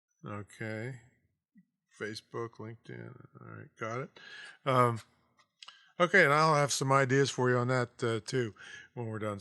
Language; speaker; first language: English; native; English